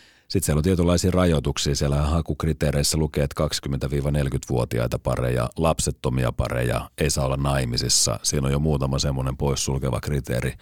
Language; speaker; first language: Finnish; native; Finnish